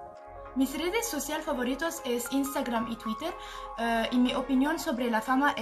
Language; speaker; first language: Spanish; non-native, learner; Arabic